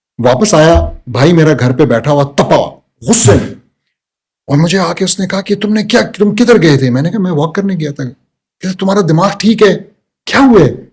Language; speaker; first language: Urdu; early bilingual, heritage; Urdu